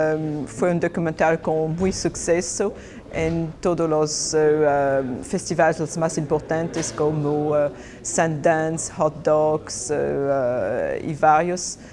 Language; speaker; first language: Spanish; non-native, fluent; Portuguese